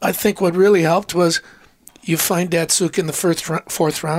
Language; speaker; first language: English; native; English